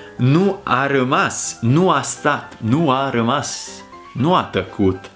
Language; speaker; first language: Romanian; non-native, fluent; Italian